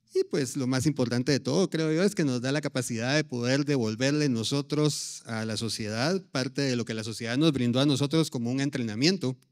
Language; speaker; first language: Spanish; native; Spanish